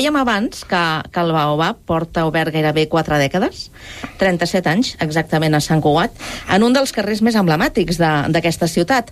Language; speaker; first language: Catalan; native; Catalan